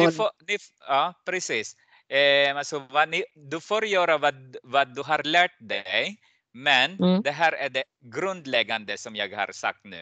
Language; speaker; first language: Swedish; non-native, fluent; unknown